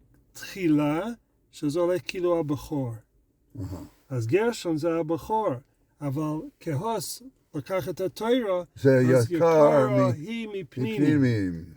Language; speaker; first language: Hebrew; non-native, fluent; English